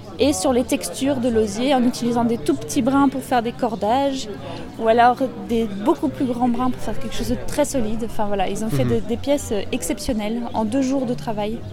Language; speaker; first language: French; native; French